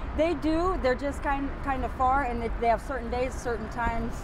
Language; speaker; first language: English; native; English